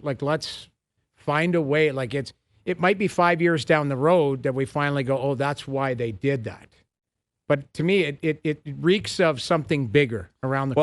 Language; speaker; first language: English; native; English